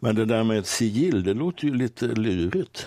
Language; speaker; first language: Swedish; native; Swedish